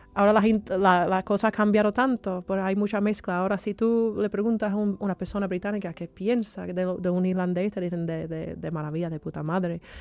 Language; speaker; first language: Spanish; non-native, fluent; English